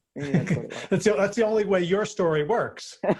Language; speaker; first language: English; native; English